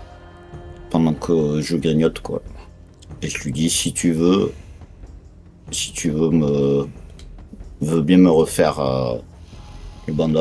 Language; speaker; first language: French; native; French